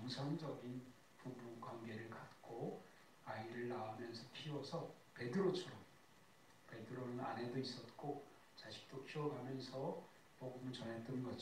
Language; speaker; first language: Korean; native; Korean